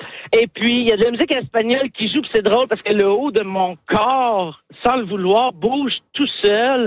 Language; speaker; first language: French; native; French